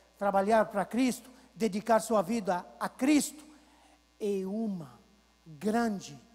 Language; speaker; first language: Portuguese; non-native, fluent; Arabic